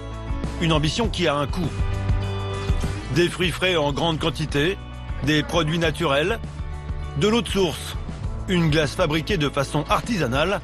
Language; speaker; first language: French; native; French